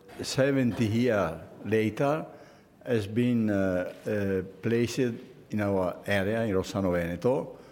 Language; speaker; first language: English; non-native, fluent; Italian